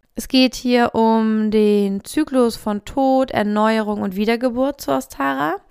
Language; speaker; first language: German; native; German